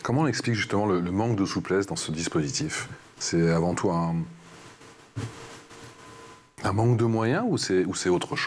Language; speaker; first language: French; native; French